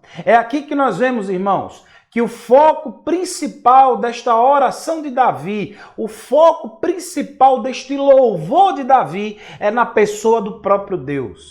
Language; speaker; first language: Portuguese; native; Portuguese